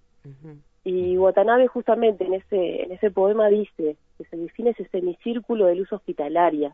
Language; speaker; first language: Spanish; native; Spanish